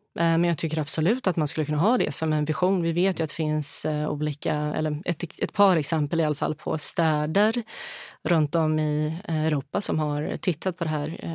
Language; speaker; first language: Swedish; early bilingual, other home language; Bosnian